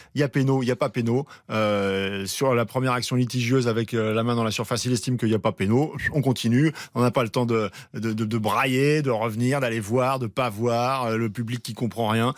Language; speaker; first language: French; native; French